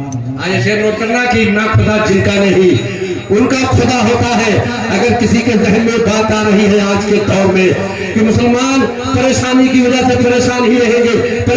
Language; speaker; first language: Hindi; native; Hindi